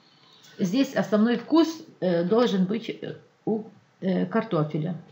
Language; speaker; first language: Russian; non-native, local second language; Ukrainian